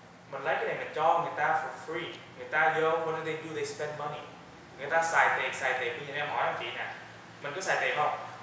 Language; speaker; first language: Vietnamese; early bilingual, heritage; Vietnamese